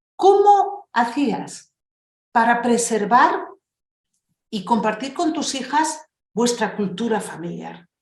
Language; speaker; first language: Spanish; early bilingual, other home language; English